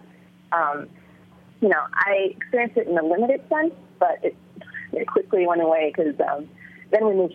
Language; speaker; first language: English; early bilingual, other home language; Vietnamese